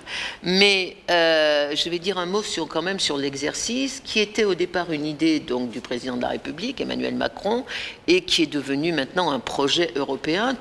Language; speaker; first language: French; native; French